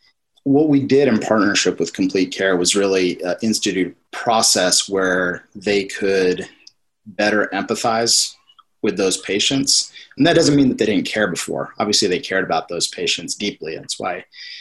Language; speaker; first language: English; native; English